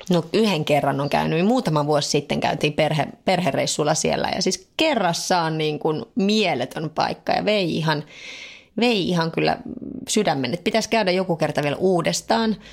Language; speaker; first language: Finnish; native; Finnish